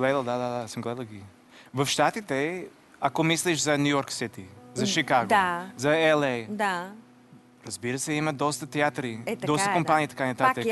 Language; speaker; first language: Bulgarian; non-native, learner; English